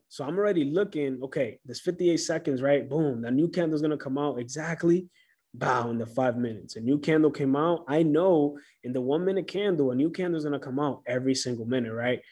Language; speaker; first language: English; early bilingual, other home language; Spanish